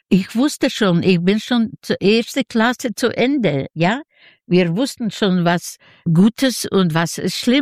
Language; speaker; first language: German; non-native, fluent; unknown